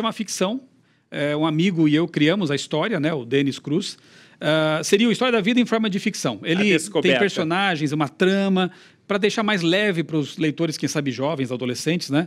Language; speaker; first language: Portuguese; native; Portuguese